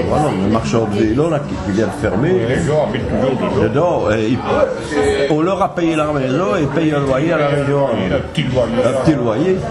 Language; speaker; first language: French; native; French